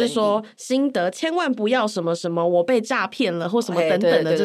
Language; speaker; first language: Chinese; native; Chinese